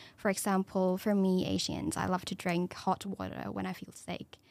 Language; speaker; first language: English; non-native, local second language; Cantonese